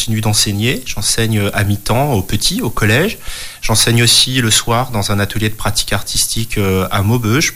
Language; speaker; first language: French; native; French